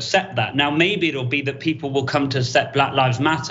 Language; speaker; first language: English; native; English